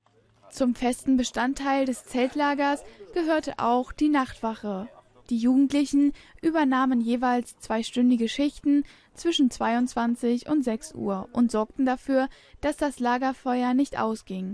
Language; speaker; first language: German; native; German